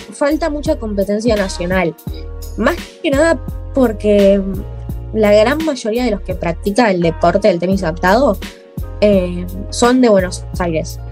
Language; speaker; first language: Spanish; native; Spanish